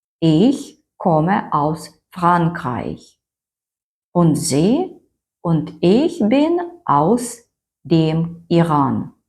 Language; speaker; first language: German; non-native, fluent; Ukrainian